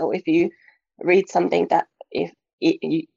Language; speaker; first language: English; non-native, fluent; Finnish